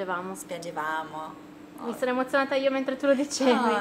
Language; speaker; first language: Italian; native; Italian